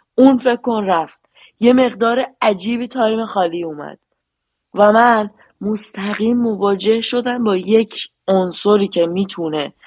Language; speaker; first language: Persian; native; Persian